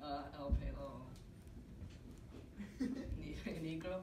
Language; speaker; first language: Spanish; non-native, learner; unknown